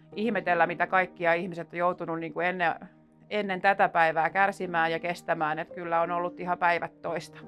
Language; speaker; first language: Finnish; native; Finnish